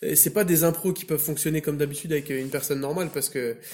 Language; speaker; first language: French; native; French